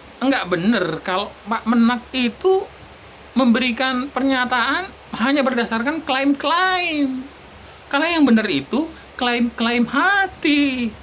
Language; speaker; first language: Indonesian; native; Indonesian